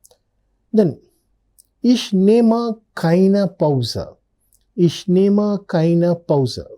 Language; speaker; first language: German; non-native, learner; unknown